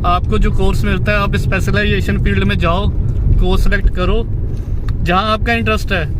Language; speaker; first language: Hindi; non-native, local second language; Punjabi